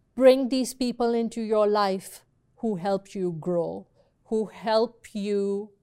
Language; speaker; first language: English; non-native, local second language; Urdu